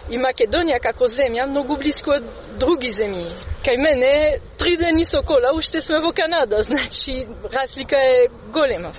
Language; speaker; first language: Macedonian; non-native, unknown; French